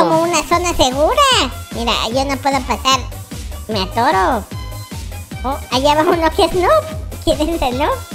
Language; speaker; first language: Spanish; native; Spanish